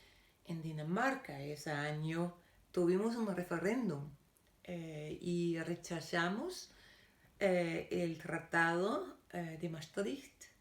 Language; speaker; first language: Spanish; non-native, fluent; Danish